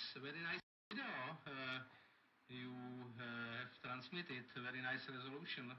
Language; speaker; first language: English; non-native, learner; Czech